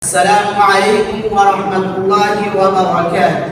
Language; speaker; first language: Arabic; non-native, fluent; Bangla